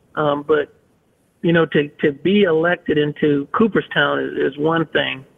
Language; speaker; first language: English; native; English